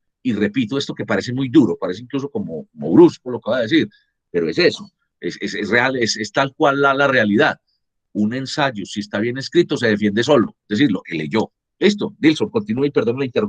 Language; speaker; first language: Spanish; native; Spanish